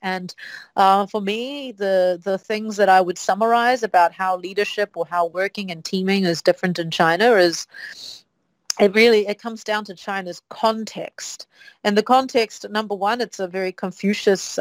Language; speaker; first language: English; native; English